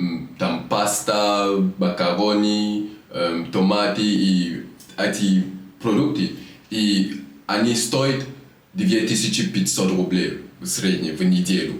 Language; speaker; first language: Russian; non-native, fluent; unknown